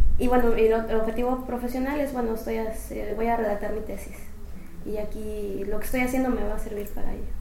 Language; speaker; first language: Spanish; native; Spanish